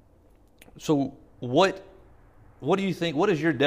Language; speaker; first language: English; native; English